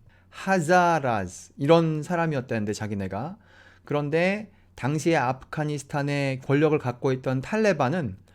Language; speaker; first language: Korean; native; Korean